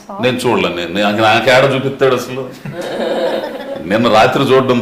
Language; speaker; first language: Telugu; native; Telugu